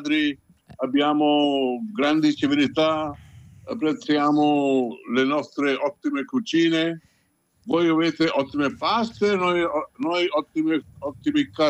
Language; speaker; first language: Italian; non-native, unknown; Hindi